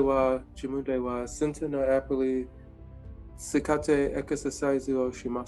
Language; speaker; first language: Japanese; non-native, learner; English